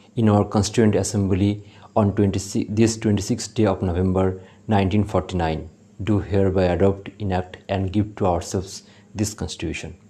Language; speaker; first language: English; non-native, local second language; Bangla